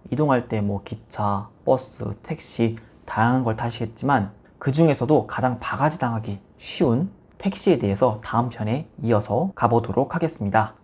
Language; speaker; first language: Korean; native; Korean